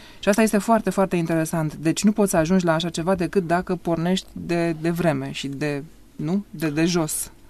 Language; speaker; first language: Romanian; native; Romanian